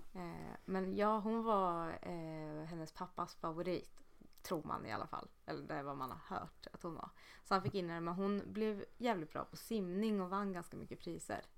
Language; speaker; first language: Swedish; native; Swedish